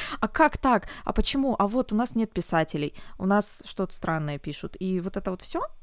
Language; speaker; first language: Russian; native; Russian